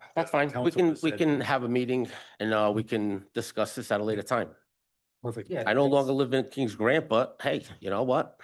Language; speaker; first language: English; non-native, fluent; Italian